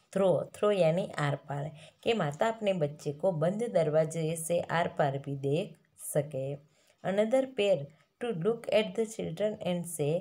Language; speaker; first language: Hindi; non-native, local second language; Gujarati